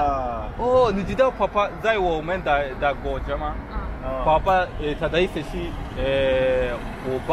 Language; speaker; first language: Chinese; non-native, learner; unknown